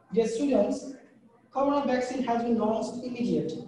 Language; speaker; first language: English; non-native, local second language; Bangla